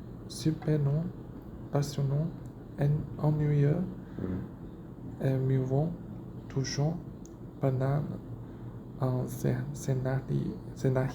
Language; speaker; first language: French; non-native, learner; Chinese